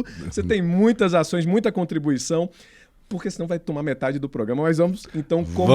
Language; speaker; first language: Portuguese; native; Portuguese